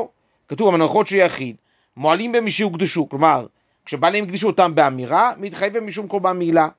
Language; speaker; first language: Hebrew; native; Hebrew